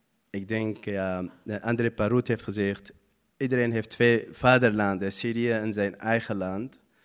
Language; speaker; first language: Dutch; non-native, learner; Arabic